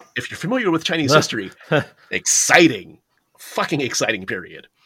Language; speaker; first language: English; early bilingual, other home language; Japanese